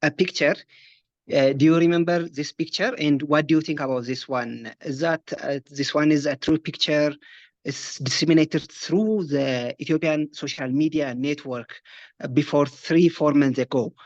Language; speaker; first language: English; non-native, local second language; Amharic